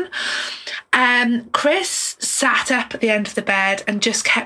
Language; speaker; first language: English; native; English